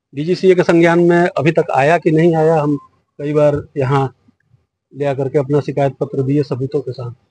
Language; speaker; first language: Hindi; native; Hindi